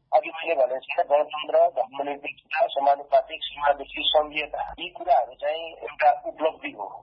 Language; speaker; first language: Nepali; non-native, local second language; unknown